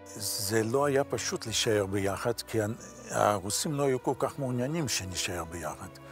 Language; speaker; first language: Hebrew; non-native, fluent; Yiddish